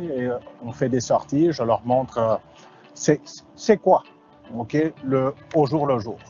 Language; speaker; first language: French; non-native, local second language; Wolof